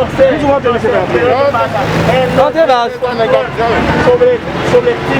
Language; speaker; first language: Spanish; non-native, learner; Haitian Creole